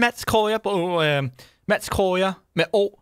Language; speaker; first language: Danish; non-native, learner; Swedish